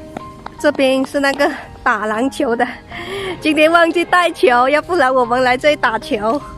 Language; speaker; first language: Chinese; non-native, local second language; Cantonese